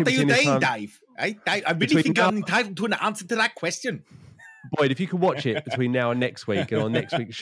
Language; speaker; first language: English; native; English